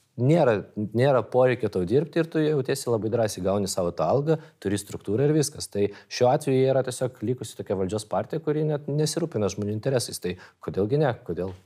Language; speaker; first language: Lithuanian; non-native, local second language; Polish